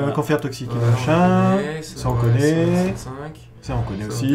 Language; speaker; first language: French; native; French